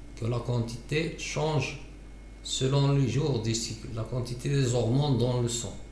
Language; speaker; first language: French; non-native, local second language; Arabic